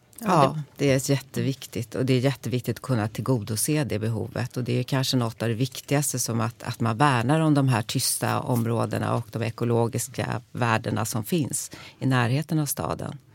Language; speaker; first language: Swedish; native; Swedish